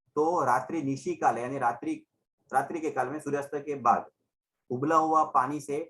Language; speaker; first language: Hindi; non-native, local second language; Gujarati